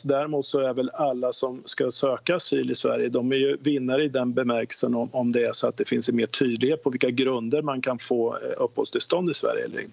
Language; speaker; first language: Swedish; native; Swedish